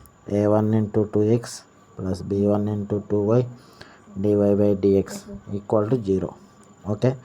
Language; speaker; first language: English; non-native, local second language; Telugu